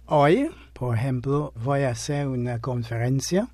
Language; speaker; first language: Spanish; non-native, fluent; English